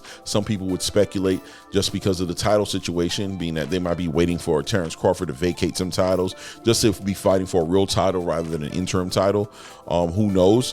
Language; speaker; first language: English; native; English